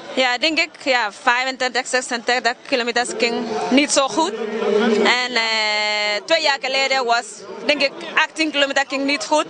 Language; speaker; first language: Dutch; non-native, learner; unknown